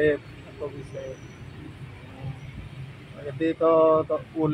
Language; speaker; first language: Filipino; non-native, learner; Punjabi